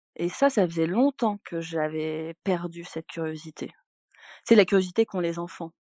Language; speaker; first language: French; native; French